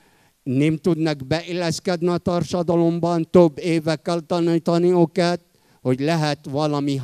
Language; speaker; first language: Hungarian; non-native, fluent; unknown